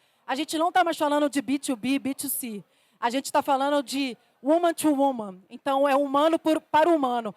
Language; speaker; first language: Portuguese; native; Portuguese